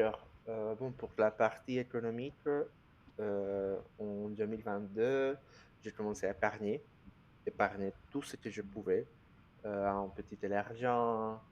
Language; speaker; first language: French; non-native, fluent; Spanish